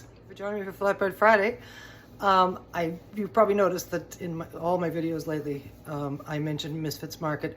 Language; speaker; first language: English; native; English